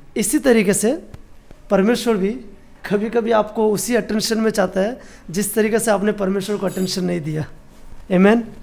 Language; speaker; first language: Hindi; non-native, local second language; Bangla